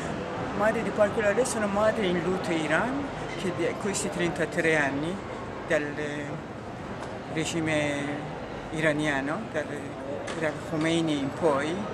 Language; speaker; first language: Italian; non-native, learner; Persian